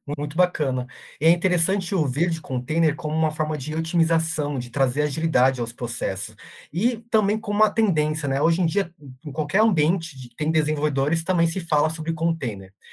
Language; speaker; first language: Portuguese; native; Portuguese